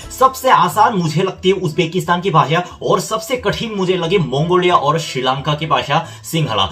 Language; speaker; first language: Hindi; non-native, fluent; Korean